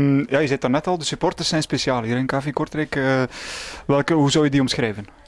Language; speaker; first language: Dutch; native; Dutch